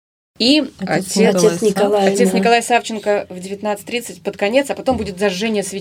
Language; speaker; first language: Russian; native; Russian